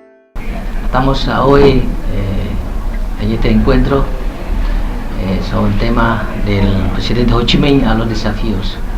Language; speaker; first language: Spanish; non-native, fluent; Vietnamese